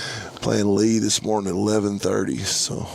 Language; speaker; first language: English; native; English